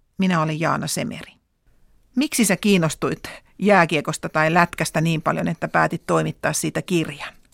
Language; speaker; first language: Finnish; native; Finnish